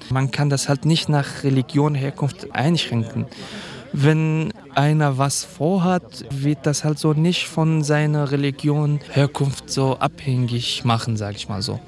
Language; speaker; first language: German; non-native, fluent; Kurdish